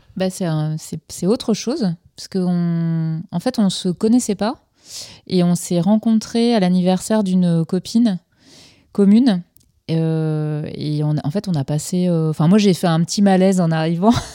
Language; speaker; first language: French; native; French